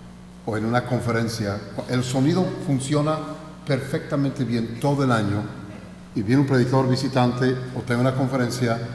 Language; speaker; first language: Spanish; non-native, fluent; English